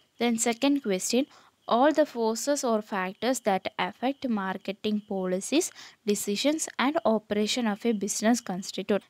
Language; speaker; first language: English; non-native, local second language; Malayalam